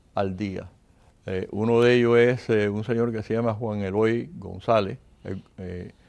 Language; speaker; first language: Spanish; native; Spanish